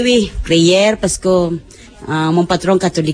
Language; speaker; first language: French; non-native, learner; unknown